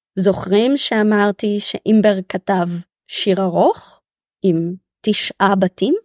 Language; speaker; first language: Hebrew; early bilingual, other home language; Russian